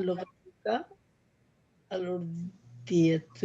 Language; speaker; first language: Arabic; non-native, learner; Urdu